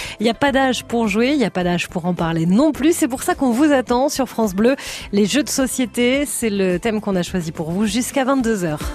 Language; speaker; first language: French; native; French